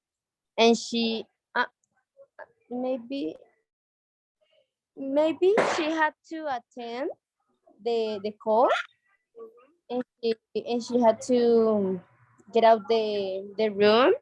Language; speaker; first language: English; non-native, learner; Spanish